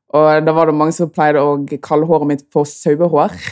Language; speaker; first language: Norwegian; early bilingual, other home language; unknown